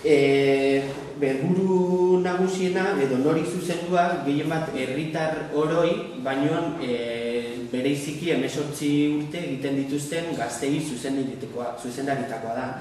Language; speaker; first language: Basque; native; Basque